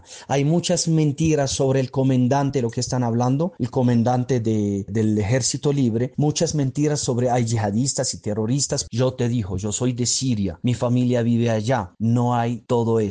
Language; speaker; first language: Spanish; non-native, fluent; Arabic